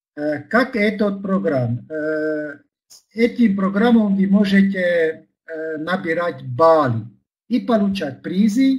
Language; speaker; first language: Russian; non-native, learner; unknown